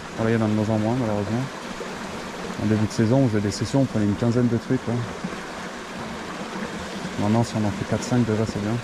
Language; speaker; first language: French; native; French